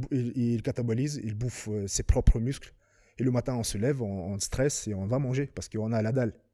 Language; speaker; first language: French; non-native, fluent; Lithuanian